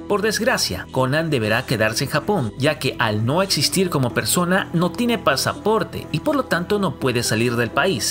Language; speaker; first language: Spanish; native; Spanish